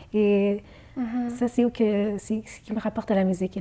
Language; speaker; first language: French; non-native, fluent; Arabic